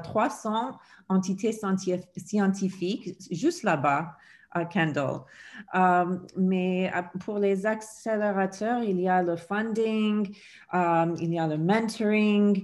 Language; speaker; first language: French; non-native, fluent; English